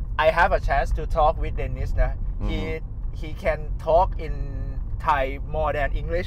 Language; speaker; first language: English; non-native, learner; Thai